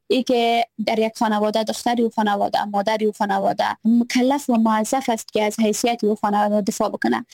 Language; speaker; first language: Persian; native; Persian